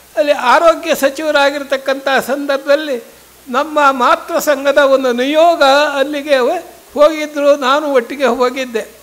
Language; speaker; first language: Kannada; non-native, local second language; Tulu